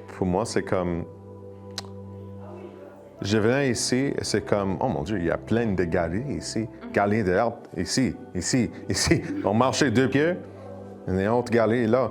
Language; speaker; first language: French; non-native, learner; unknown